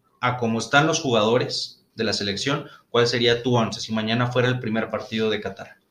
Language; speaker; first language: Spanish; native; Spanish